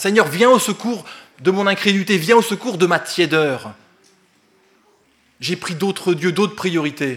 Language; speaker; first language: French; native; French